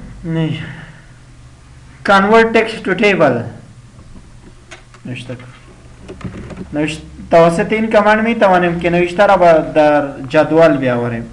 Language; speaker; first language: Persian; non-native, local second language; Pashto